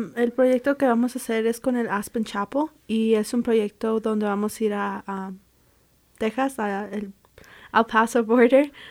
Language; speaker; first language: Spanish; early bilingual, heritage; Spanish